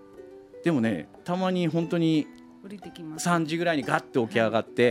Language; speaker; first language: Japanese; native; Japanese